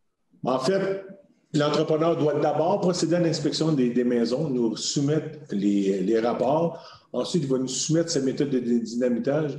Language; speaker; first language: French; native; French